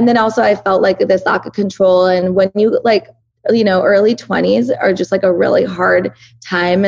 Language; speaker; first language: English; early bilingual, other home language; Persian